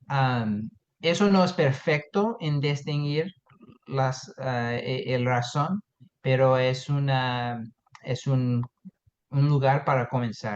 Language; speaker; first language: Spanish; non-native, fluent; English